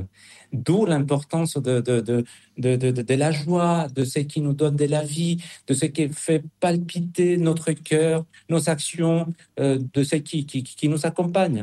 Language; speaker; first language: French; non-native, fluent; Spanish